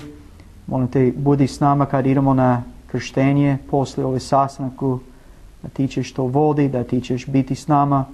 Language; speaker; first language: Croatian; non-native, learner; English